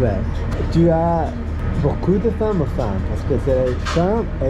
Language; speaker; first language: French; non-native, learner; Spanish